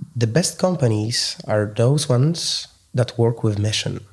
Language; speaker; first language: English; non-native, fluent; Polish